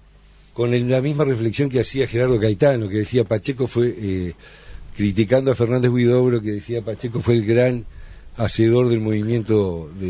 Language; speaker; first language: Spanish; native; Spanish